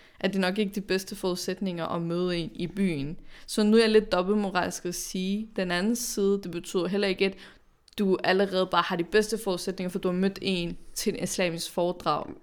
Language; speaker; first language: Danish; early bilingual, other home language; Arabic